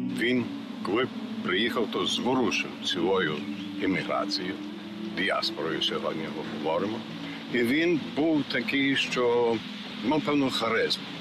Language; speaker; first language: Ukrainian; early bilingual, heritage; Ukrainian